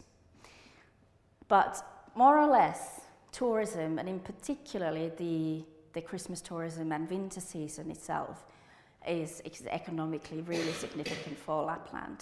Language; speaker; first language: English; non-native, fluent; Finnish